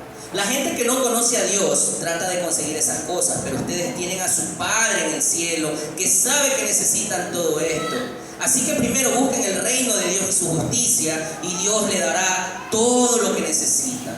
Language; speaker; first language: Spanish; native; Spanish